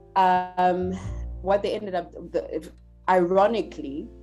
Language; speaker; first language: English; non-native, local second language; Shona